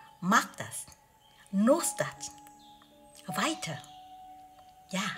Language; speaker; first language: German; non-native, learner; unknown